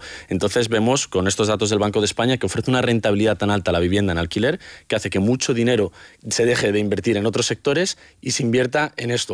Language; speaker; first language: Spanish; native; Spanish